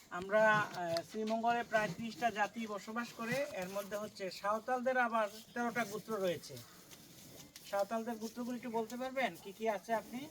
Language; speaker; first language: Bangla; native; Bangla